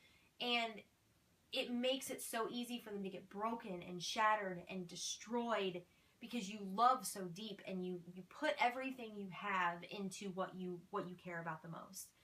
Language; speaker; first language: English; native; English